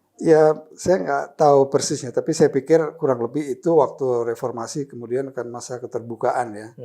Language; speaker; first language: Indonesian; native; Indonesian